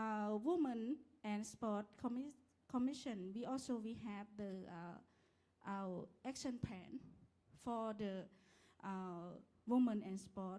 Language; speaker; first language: English; non-native, learner; Lao